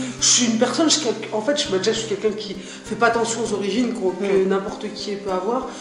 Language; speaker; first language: French; early bilingual, other home language; Arabic